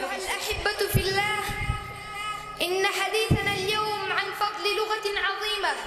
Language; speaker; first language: Arabic; non-native, learner; Pashto